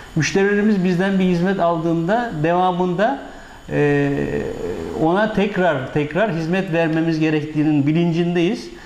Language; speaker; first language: Turkish; native; Turkish